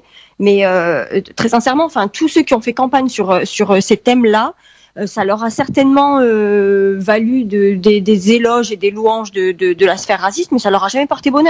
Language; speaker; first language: French; early bilingual, heritage; French